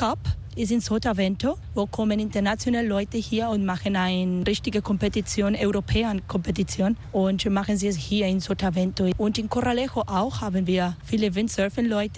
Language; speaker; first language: German; non-native, learner; Spanish